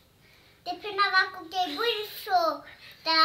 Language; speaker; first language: English; non-native, learner; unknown